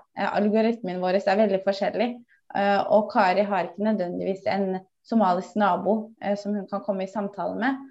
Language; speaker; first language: Norwegian; early bilingual, other home language; Somali